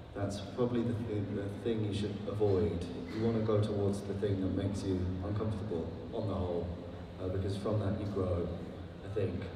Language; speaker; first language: English; native; English